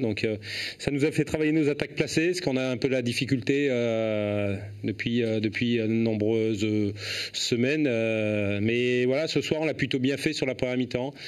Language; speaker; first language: French; native; French